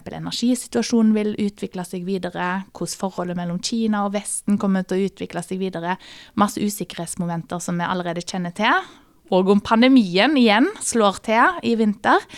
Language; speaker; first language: Norwegian; native; Norwegian